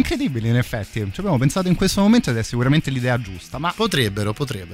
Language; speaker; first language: Italian; native; Italian